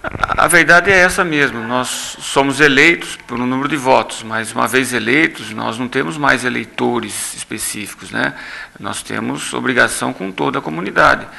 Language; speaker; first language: Portuguese; native; Portuguese